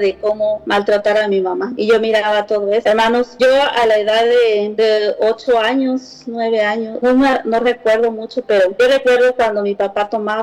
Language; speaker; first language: Spanish; native; Spanish